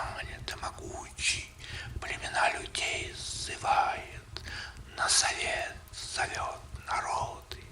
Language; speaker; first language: Russian; native; Russian